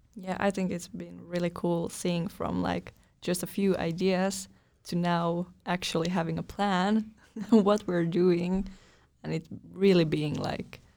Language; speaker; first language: English; non-native, fluent; Finnish